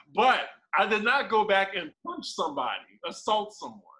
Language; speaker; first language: English; native; English